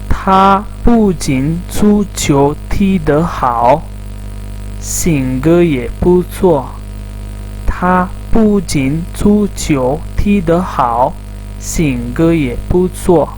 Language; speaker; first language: Chinese; non-native, fluent; Urdu